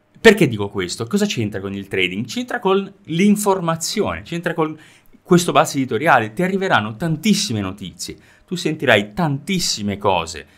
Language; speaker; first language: Italian; native; Italian